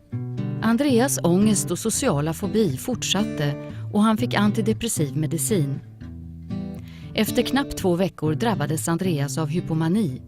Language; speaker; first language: Swedish; native; Swedish